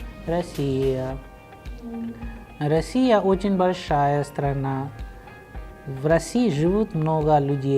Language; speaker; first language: Russian; non-native, fluent; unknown